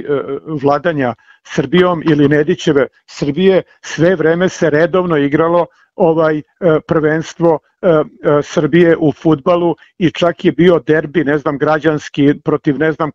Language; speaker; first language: Serbian; native; Serbian